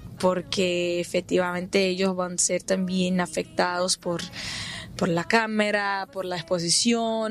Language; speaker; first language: Spanish; non-native, fluent; Portuguese